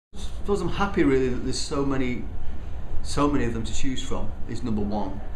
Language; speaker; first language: English; native; English